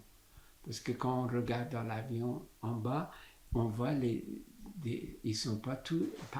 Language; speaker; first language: French; non-native, fluent; Persian